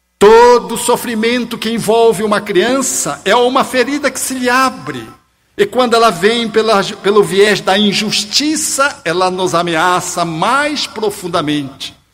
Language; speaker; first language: Portuguese; native; Portuguese